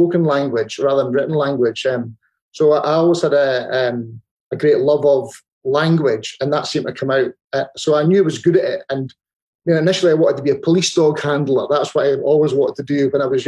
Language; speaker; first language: English; native; English